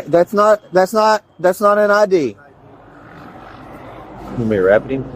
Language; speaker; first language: English; native; English